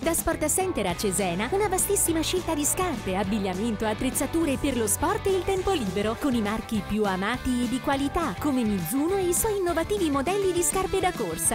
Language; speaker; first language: Italian; native; Italian